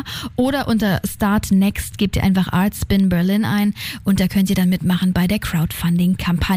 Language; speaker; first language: German; native; German